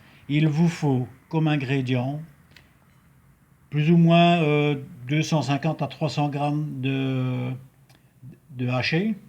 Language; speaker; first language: French; native; French